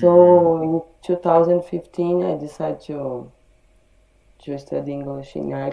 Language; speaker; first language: English; non-native, learner; Portuguese